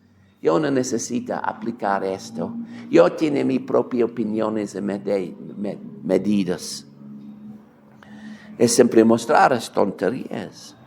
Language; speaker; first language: Spanish; non-native, fluent; English